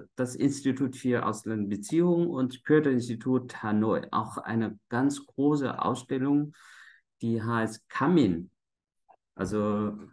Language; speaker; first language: German; non-native, fluent; Vietnamese